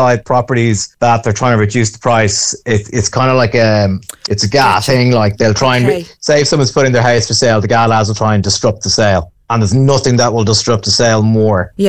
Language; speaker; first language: English; native; English